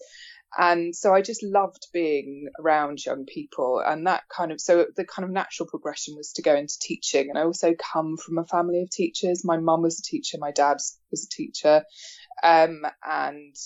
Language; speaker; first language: English; native; English